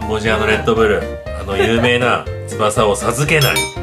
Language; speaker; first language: Japanese; native; Japanese